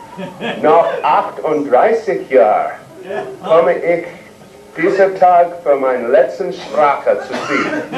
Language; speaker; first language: German; non-native, learner; English